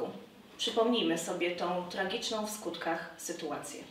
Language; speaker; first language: Polish; native; Polish